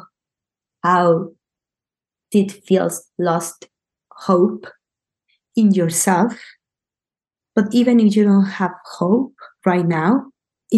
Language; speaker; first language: English; non-native, learner; Spanish